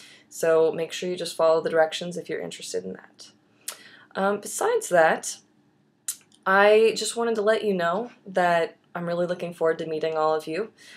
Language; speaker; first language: English; native; English